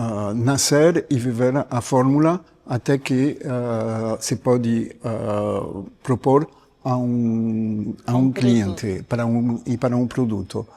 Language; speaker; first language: Portuguese; non-native, fluent; French